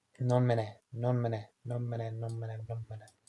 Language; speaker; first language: Italian; non-native, learner; English